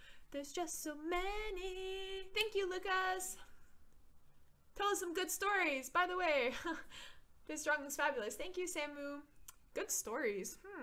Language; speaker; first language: English; native; English